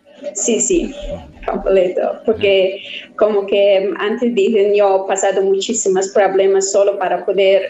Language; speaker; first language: Spanish; non-native, learner; Persian